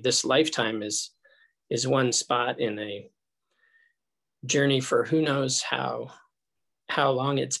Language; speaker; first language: English; native; English